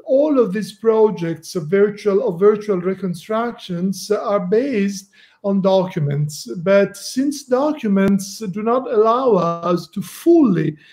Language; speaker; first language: English; non-native, fluent; Italian